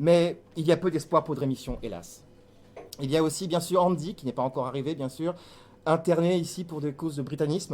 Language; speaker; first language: French; native; French